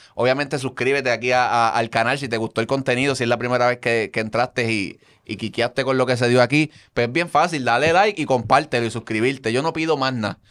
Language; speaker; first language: Spanish; native; Spanish